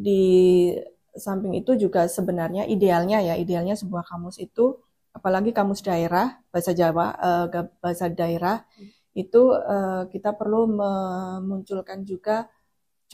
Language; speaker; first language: Indonesian; non-native, local second language; Javanese